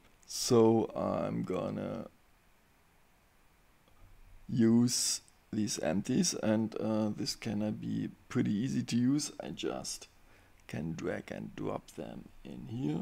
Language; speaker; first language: English; non-native, fluent; German